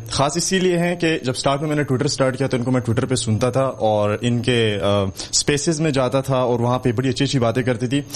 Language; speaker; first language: Urdu; non-native, local second language; Pashto